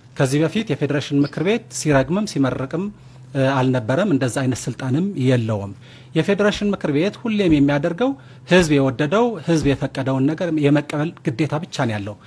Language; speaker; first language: Amharic; non-native, local second language; Tigrinya